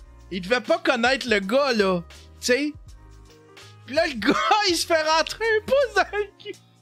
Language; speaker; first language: French; native; French